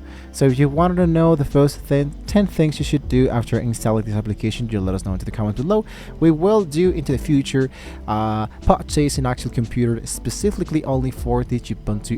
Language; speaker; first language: English; non-native, fluent; Spanish